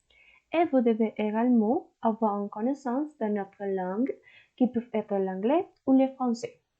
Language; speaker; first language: French; non-native, learner; Spanish